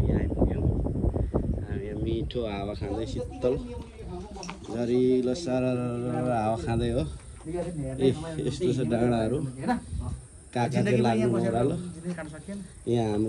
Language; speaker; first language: Nepali; native; Nepali